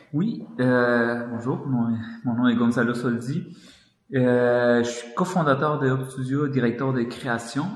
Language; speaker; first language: French; non-native, fluent; Spanish